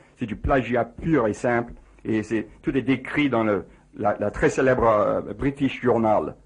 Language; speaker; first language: French; non-native, fluent; English